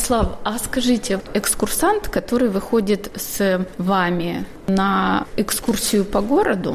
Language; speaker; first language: Russian; native; Russian